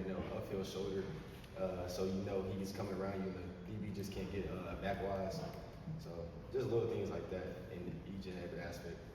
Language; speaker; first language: English; native; English